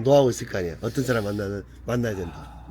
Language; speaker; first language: Korean; native; Korean